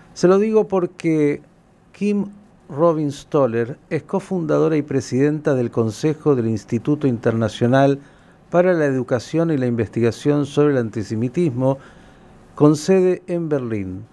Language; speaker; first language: Spanish; native; Spanish